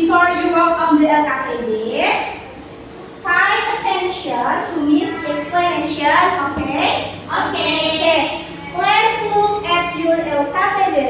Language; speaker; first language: English; non-native, learner; Indonesian